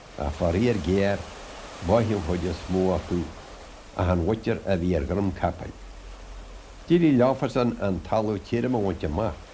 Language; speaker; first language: Irish; native; Irish